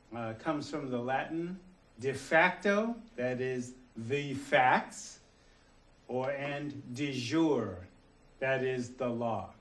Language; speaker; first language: English; native; English